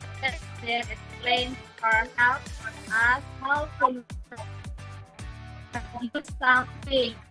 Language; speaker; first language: English; non-native, learner; Indonesian